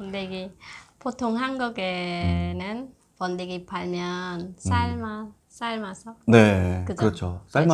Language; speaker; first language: Korean; non-native, learner; Khmer